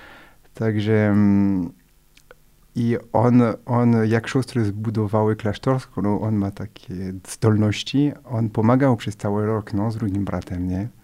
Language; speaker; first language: Polish; non-native, fluent; French